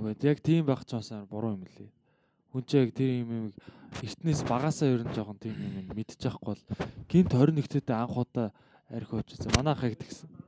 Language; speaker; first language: Mongolian; native; Mongolian